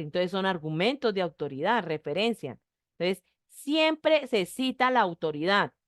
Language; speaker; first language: Spanish; native; Spanish